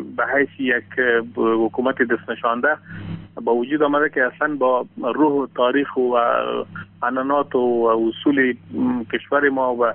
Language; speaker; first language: Persian; non-native, local second language; Pashto